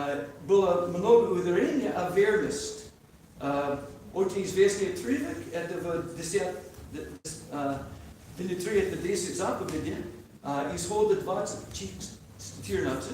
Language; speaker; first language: Russian; non-native, learner; English